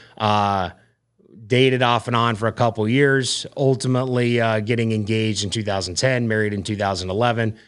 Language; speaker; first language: English; native; English